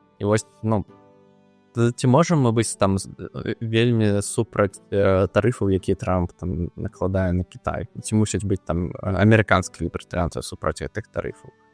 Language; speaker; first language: Belarusian; non-native, local second language; Russian